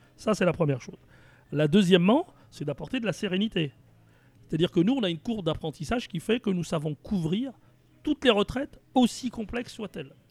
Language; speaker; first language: French; native; French